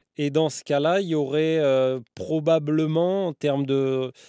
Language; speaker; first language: French; native; French